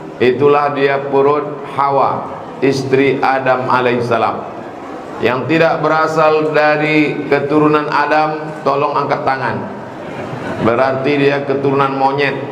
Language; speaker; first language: Indonesian; native; Indonesian